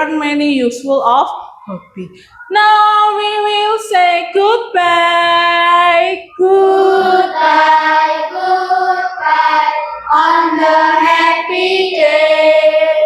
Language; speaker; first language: English; non-native, learner; Indonesian